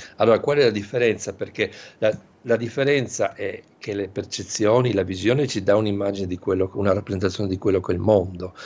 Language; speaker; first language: Italian; native; Italian